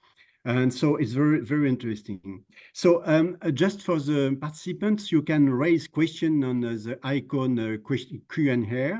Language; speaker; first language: English; non-native, fluent; French